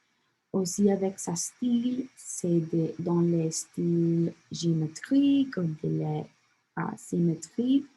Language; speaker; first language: French; non-native, learner; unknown